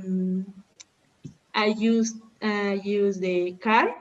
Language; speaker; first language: English; non-native, learner; Spanish